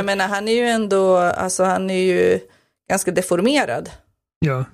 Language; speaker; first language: Swedish; native; Swedish